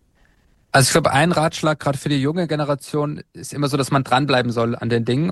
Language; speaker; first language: German; native; German